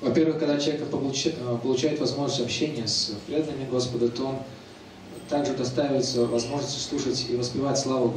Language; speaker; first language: Russian; native; Russian